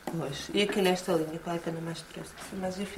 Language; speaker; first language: Portuguese; native; Portuguese